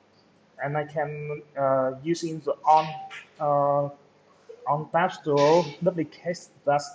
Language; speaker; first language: English; non-native, local second language; Vietnamese